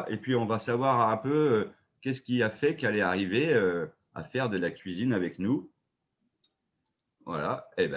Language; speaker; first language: French; native; French